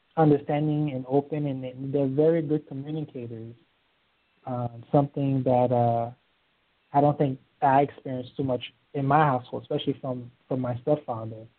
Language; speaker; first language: English; early bilingual, other home language; Haitian Creole